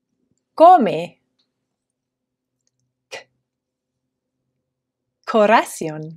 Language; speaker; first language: Greek; non-native, fluent; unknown